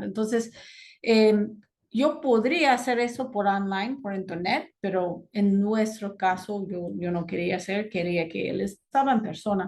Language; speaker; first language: Spanish; non-native, fluent; English